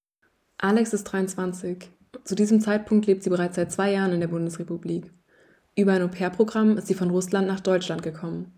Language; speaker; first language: German; native; German